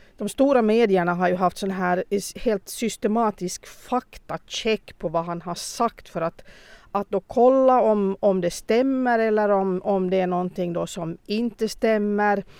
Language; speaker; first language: Swedish; native; Swedish